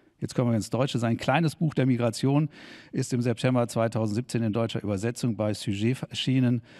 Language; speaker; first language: German; native; German